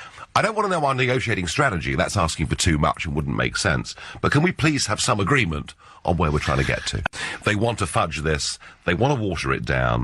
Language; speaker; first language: English; native; English